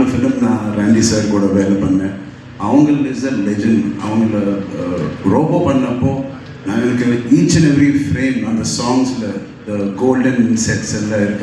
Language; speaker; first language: Tamil; non-native, learner; Telugu